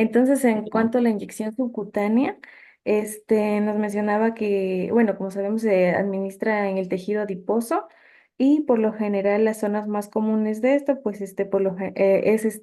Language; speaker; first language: Spanish; native; Spanish